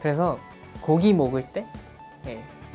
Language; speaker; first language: Korean; non-native, fluent; English